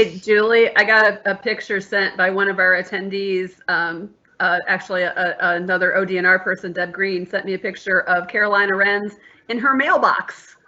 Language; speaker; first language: English; native; English